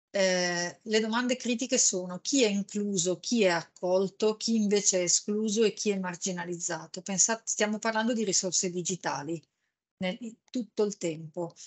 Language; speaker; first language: Italian; native; Italian